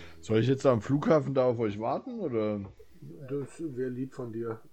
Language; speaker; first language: German; native; German